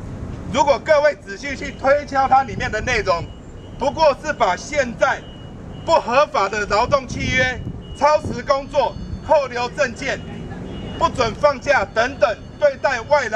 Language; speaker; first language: Chinese; native; Chinese